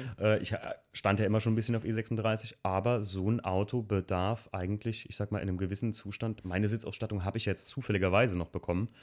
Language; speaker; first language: German; native; German